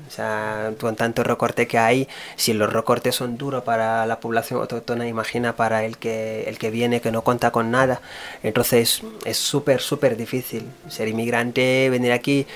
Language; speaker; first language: Spanish; non-native, fluent; Wolof